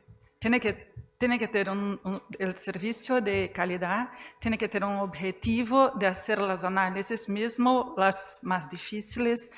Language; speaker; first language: Spanish; non-native, fluent; Portuguese